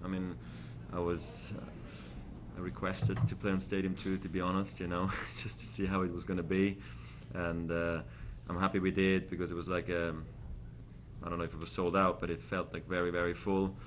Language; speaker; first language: English; non-native, fluent; Swiss German